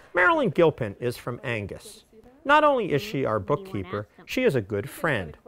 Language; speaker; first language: English; native; English